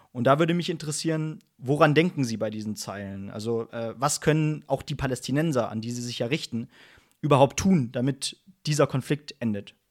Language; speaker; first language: German; native; German